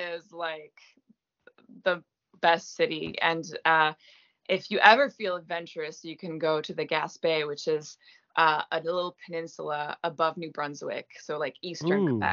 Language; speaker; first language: English; non-native, fluent; French